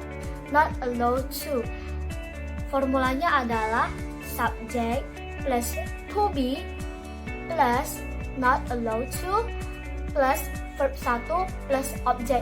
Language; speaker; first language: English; non-native, learner; Indonesian